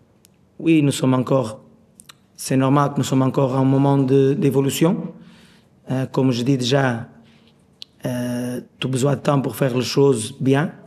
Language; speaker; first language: French; non-native, learner; Portuguese